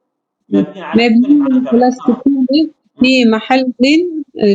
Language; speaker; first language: Arabic; non-native, learner; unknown